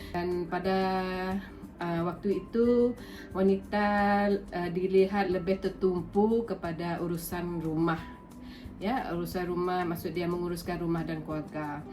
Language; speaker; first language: Malay; non-native, local second language; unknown